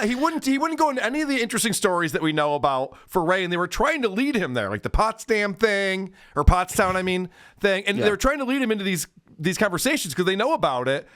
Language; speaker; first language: English; native; English